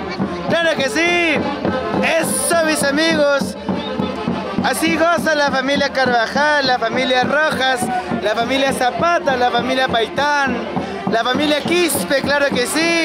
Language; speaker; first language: Spanish; native; Spanish